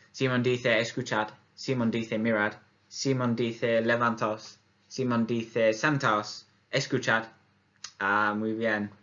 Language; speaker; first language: Spanish; non-native, learner; English